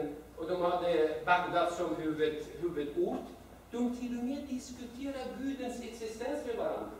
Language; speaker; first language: Swedish; non-native, fluent; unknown